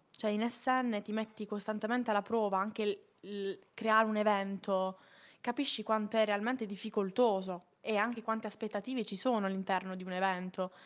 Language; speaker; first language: Italian; native; Italian